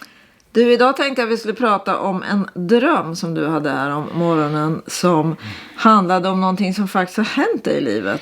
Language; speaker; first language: Swedish; native; Swedish